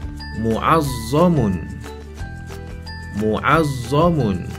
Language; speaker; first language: Arabic; non-native, fluent; Malay